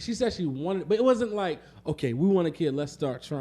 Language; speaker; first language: English; native; English